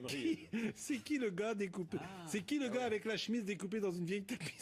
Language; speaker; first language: French; native; French